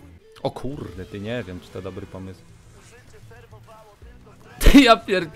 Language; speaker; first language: Polish; native; Polish